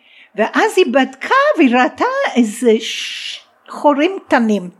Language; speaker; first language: Hebrew; non-native, fluent; English